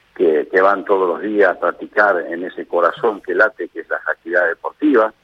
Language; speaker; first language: Spanish; native; Spanish